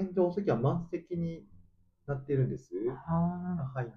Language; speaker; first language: Japanese; native; Japanese